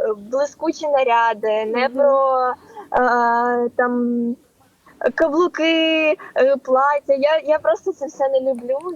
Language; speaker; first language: Ukrainian; native; Ukrainian